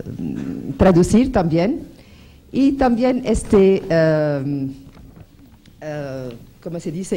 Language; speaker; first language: Spanish; non-native, fluent; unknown